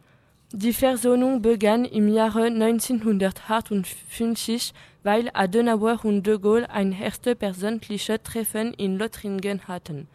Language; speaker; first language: German; non-native, learner; French